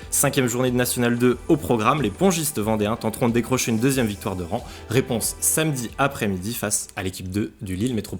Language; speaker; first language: French; native; French